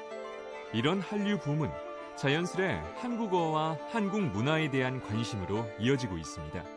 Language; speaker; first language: Korean; native; Korean